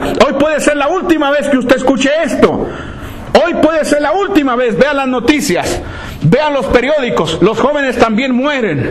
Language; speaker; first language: Spanish; native; Spanish